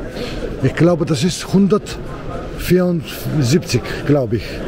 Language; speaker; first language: German; non-native, learner; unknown